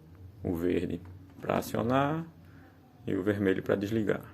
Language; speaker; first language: Portuguese; native; Portuguese